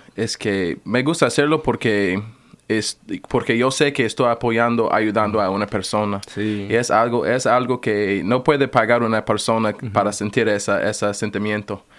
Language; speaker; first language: Spanish; non-native, fluent; English